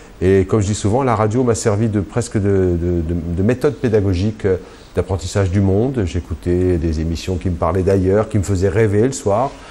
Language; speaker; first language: French; early bilingual, other home language; Kabyle